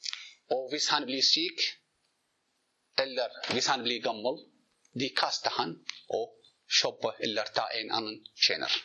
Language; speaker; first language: Norwegian; non-native, learner; Arabic